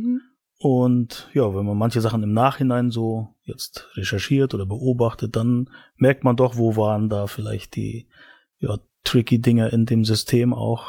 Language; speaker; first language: German; native; German